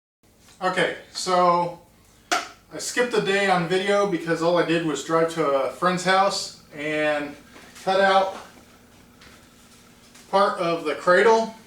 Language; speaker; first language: English; native; English